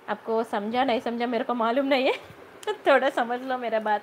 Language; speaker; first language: Hindi; non-native, local second language; Telugu